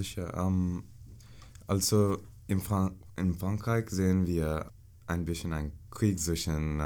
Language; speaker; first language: German; non-native, learner; English